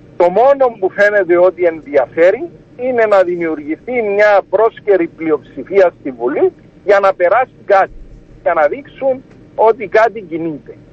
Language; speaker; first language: Greek; early bilingual, heritage; Greek